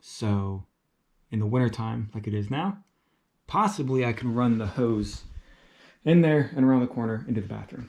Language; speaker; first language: English; native; English